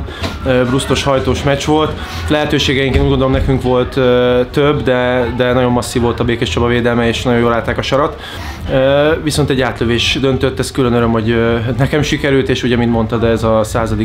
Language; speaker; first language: Hungarian; native; Hungarian